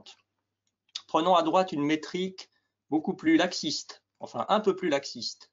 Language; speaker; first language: French; native; French